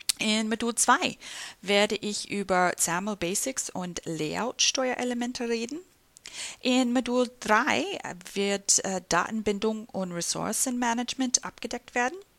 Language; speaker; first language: German; non-native, fluent; English